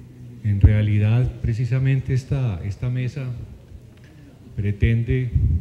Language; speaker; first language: Spanish; native; Spanish